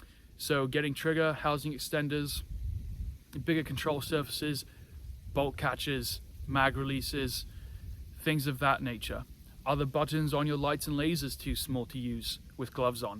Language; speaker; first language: English; native; English